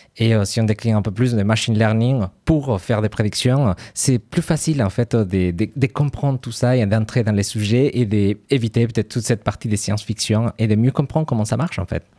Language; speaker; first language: French; non-native, fluent; Spanish